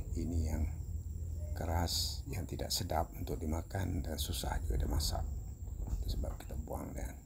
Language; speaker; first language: Malay; non-native, local second language; Iban